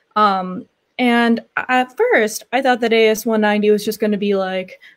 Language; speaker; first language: English; native; English